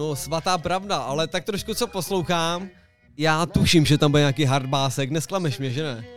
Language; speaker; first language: Czech; native; Czech